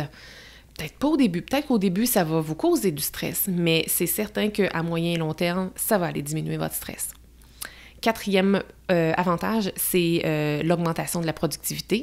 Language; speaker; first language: French; native; French